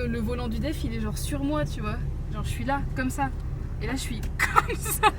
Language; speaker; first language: French; native; French